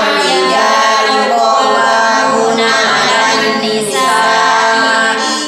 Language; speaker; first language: Arabic; non-native, learner; Indonesian